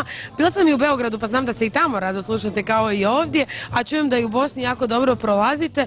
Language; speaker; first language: Croatian; native; Croatian